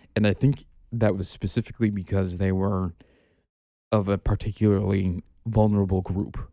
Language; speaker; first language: English; native; English